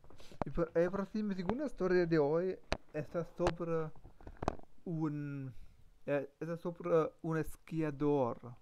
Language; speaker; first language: Spanish; non-native, learner; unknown